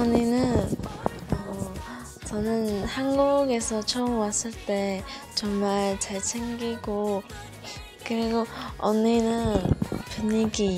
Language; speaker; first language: Korean; non-native, learner; Chinese